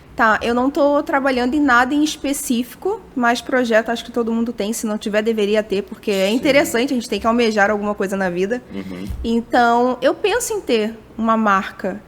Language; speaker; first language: Portuguese; native; Portuguese